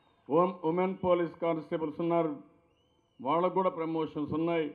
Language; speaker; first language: Telugu; native; Telugu